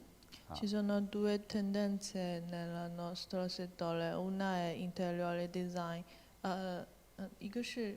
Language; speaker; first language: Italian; non-native, learner; Chinese